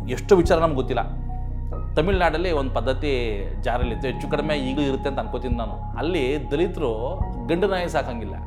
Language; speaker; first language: Kannada; native; Kannada